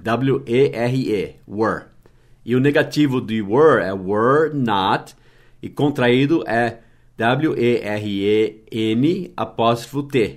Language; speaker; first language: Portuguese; non-native, fluent; English